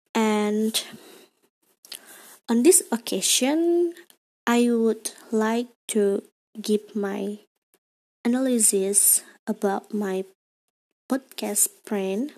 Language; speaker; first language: English; non-native, learner; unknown